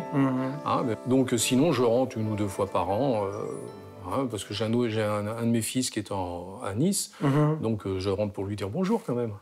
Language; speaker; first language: French; native; French